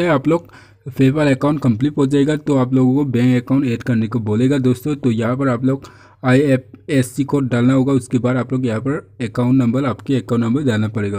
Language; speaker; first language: Hindi; non-native, local second language; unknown